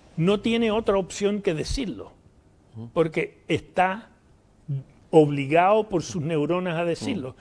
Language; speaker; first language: Spanish; early bilingual, heritage; Spanish